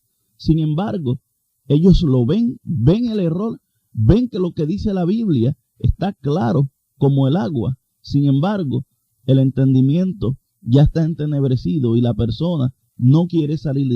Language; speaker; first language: Spanish; native; Spanish